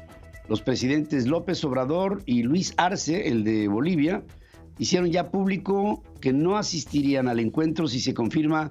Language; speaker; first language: Spanish; native; Spanish